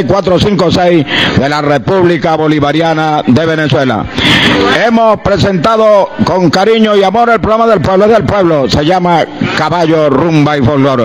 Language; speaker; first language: Spanish; native; Spanish